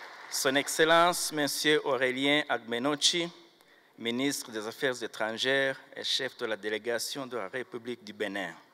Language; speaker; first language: French; non-native, local second language; Kinyarwanda